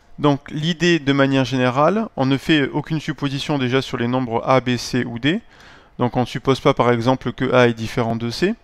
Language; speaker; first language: French; native; French